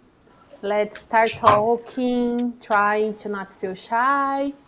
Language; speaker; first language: English; non-native, fluent; Portuguese